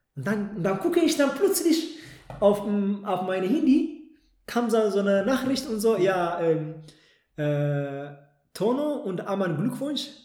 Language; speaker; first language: German; non-native, fluent; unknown